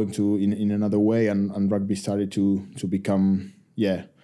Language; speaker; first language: English; non-native, fluent; Spanish